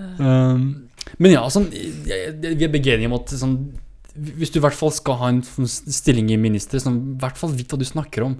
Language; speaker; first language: Norwegian; early bilingual, other home language; Kurdish